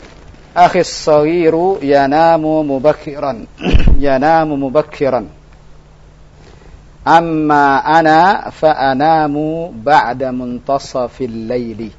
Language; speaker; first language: Arabic; non-native, fluent; Indonesian